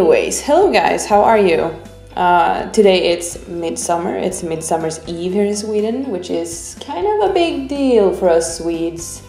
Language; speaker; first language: English; non-native, fluent; Swedish